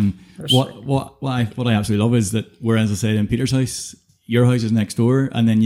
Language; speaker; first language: English; native; English